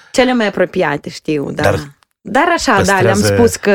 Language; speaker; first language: Romanian; native; Romanian